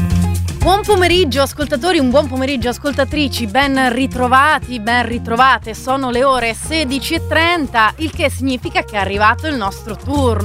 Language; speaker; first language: Italian; native; Italian